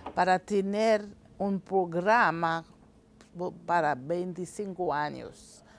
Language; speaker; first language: Spanish; non-native, fluent; Haitian Creole